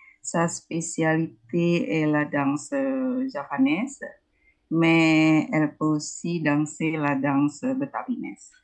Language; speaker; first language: French; non-native, fluent; Indonesian